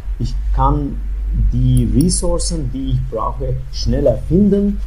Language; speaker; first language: German; non-native, learner; Turkish